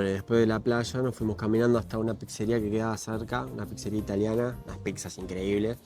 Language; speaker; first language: Spanish; native; Spanish